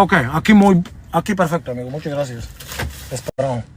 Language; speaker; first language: Spanish; non-native, learner; Bulgarian